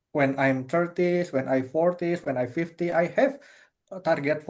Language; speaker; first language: English; non-native, fluent; Indonesian